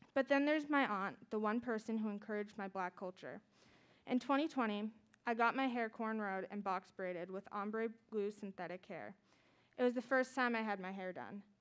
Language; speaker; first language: English; native; English